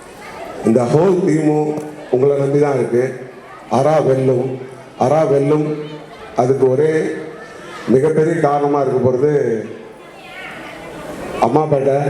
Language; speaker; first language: Tamil; native; Tamil